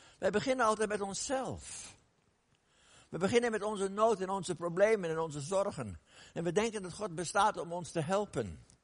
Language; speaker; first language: Dutch; non-native, fluent; English